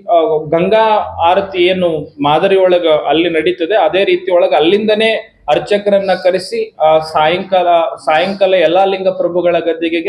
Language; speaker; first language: Kannada; native; Kannada